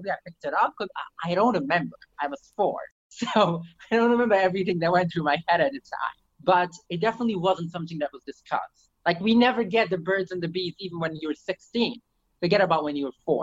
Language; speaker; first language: English; early bilingual, other home language; Yiddish